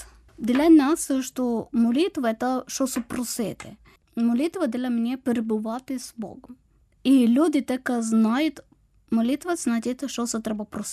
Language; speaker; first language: Ukrainian; non-native, learner; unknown